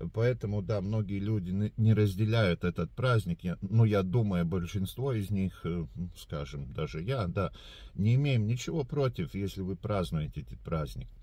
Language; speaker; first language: Russian; non-native, local second language; Latvian